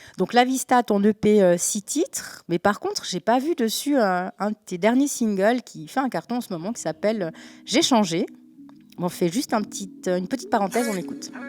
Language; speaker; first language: French; native; French